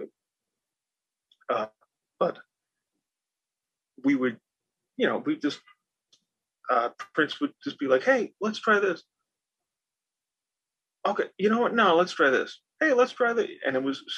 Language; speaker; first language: English; native; English